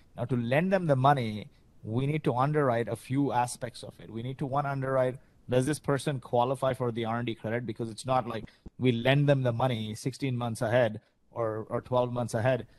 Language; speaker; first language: English; early bilingual, other home language; Arabic